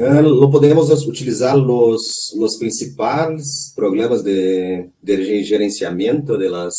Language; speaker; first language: Spanish; non-native, learner; Portuguese